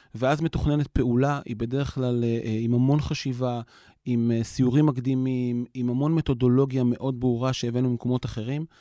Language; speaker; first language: Hebrew; native; Hebrew